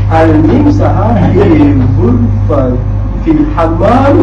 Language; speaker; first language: Arabic; non-native, learner; Malay